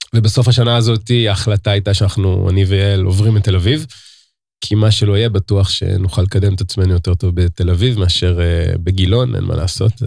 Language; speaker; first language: Hebrew; native; Hebrew